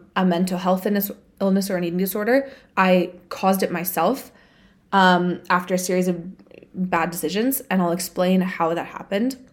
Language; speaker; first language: English; non-native, fluent; Bulgarian